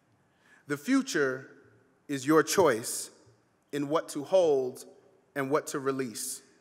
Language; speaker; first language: English; native; English